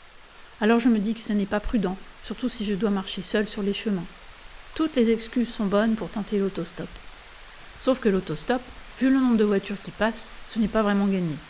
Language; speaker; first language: French; native; French